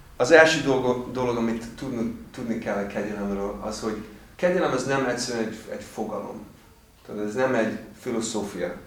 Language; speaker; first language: Hungarian; non-native, fluent; English